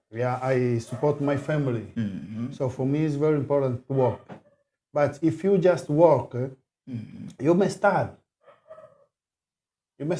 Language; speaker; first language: English; non-native, learner; Portuguese